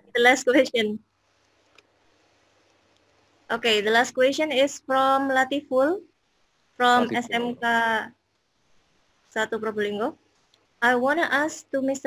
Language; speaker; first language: English; non-native, fluent; Indonesian